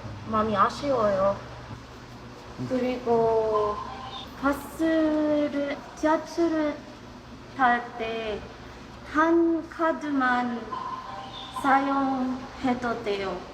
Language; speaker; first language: Korean; non-native, learner; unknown